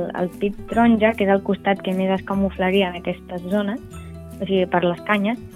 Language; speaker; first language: Catalan; native; Catalan